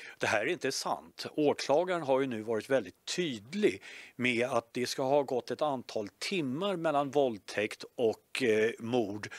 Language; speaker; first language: Swedish; native; Swedish